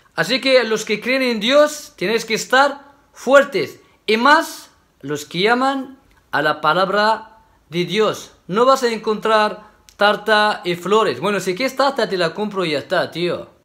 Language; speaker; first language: Spanish; non-native, fluent; Arabic